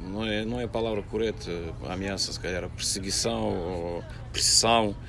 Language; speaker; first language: Portuguese; non-native, fluent; Russian